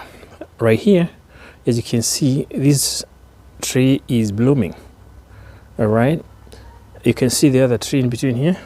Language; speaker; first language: English; non-native, local second language; Kikuyu